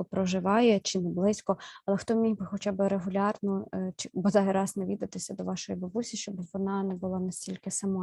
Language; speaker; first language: Ukrainian; native; Ukrainian